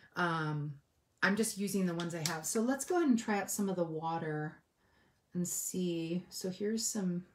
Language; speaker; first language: English; native; English